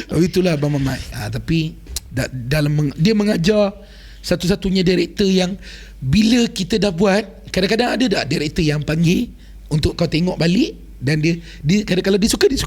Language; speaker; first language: Malay; native; Malay